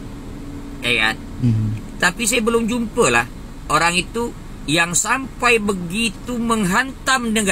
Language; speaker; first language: Indonesian; non-native, local second language; Malay